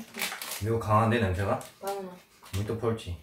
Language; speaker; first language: Portuguese; non-native, learner; Korean